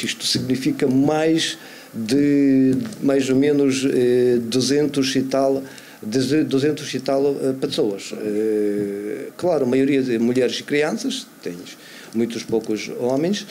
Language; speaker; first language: Portuguese; non-native, fluent; Ukrainian